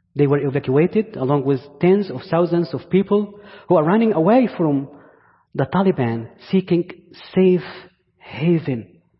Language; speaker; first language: English; non-native, fluent; Arabic